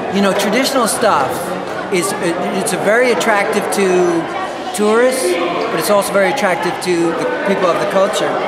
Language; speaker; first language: English; native; English